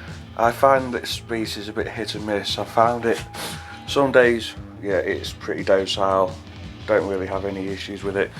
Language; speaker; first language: English; native; English